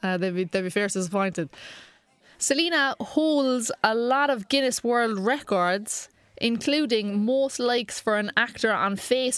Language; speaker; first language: English; native; English